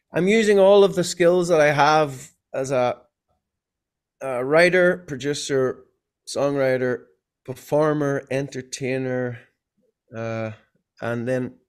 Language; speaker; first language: English; native; English